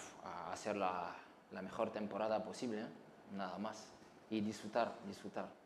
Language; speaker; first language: Spanish; non-native, learner; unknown